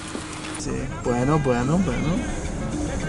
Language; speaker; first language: Spanish; non-native, learner; English